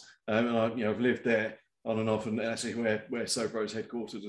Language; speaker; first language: English; native; English